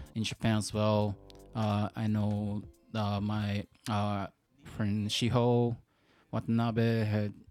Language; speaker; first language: English; non-native, fluent; Japanese